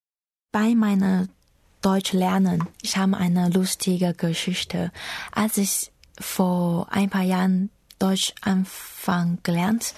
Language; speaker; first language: German; non-native, learner; Chinese